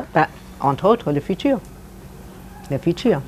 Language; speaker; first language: French; non-native, fluent; English